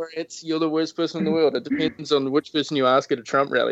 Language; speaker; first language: English; native; English